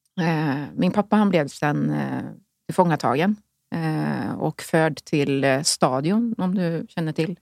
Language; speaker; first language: Swedish; early bilingual, other home language; Spanish